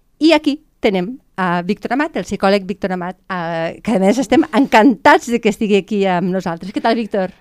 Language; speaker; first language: Catalan; native; Catalan